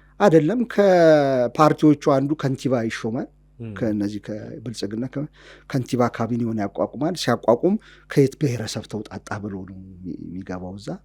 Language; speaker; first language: Amharic; native; Amharic